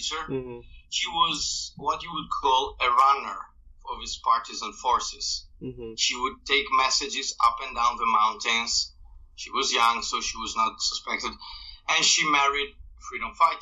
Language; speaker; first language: English; non-native, fluent; Italian